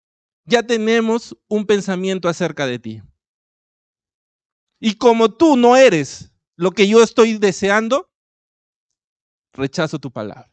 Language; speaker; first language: Spanish; native; Spanish